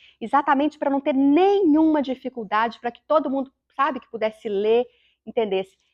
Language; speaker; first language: Portuguese; native; Portuguese